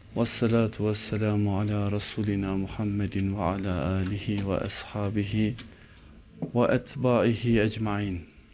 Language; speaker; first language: Turkish; native; Turkish